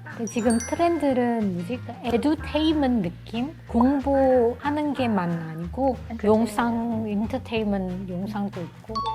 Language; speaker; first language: Korean; non-native, fluent; Indonesian